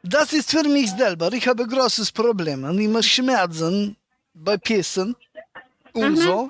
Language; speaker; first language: German; native; German